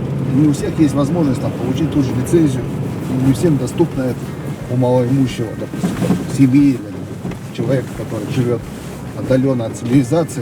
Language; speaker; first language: Russian; native; Russian